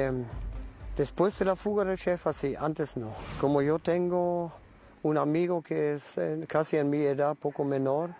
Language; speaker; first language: Spanish; non-native, local second language; German